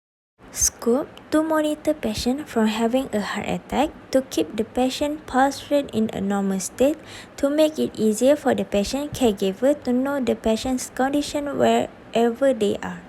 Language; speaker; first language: English; non-native, local second language; Malay